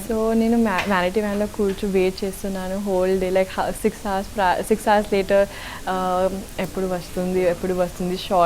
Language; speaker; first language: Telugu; non-native, local second language; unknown